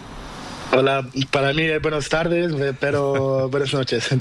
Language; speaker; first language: Spanish; non-native, learner; Portuguese